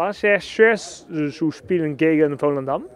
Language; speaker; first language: German; non-native, learner; Dutch